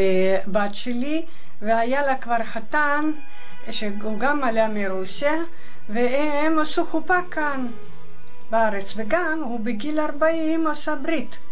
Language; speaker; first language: Hebrew; non-native, fluent; Russian